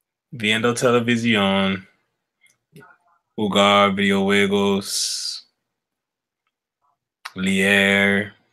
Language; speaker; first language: Spanish; non-native, learner; English